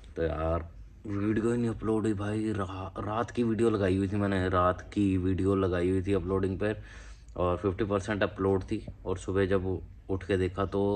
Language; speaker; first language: Hindi; non-native, local second language; Punjabi